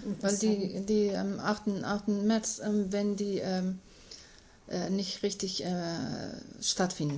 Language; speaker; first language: German; non-native, learner; Kurdish